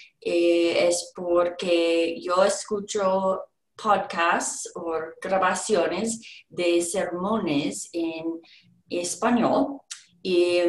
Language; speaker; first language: Spanish; non-native, learner; English